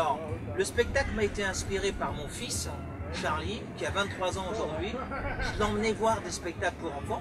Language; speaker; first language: French; early bilingual, other home language; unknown